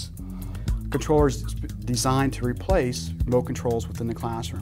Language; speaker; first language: English; native; English